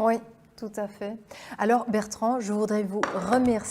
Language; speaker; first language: French; non-native, local second language; Dutch